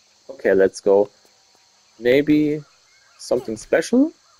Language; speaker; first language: English; non-native, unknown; German